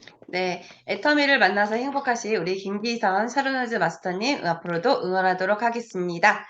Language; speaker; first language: Korean; native; Korean